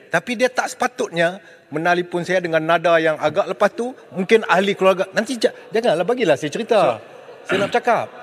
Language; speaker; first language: Malay; native; Malay